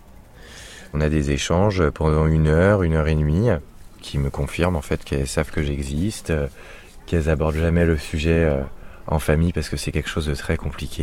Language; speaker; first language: French; native; French